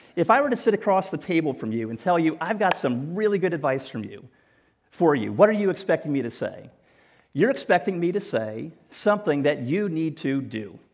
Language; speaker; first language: English; native; English